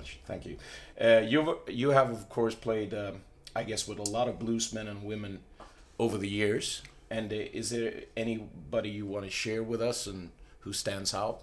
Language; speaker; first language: English; non-native, fluent; Swedish